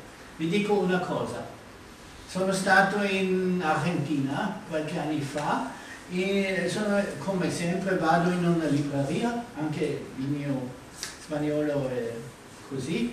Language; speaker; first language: Italian; non-native, fluent; German